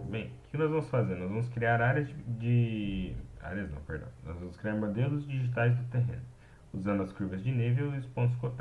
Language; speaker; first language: Portuguese; native; Portuguese